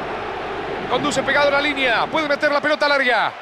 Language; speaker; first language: Spanish; native; Spanish